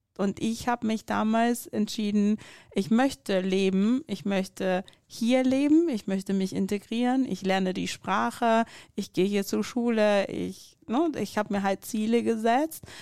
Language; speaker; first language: German; non-native, fluent; Persian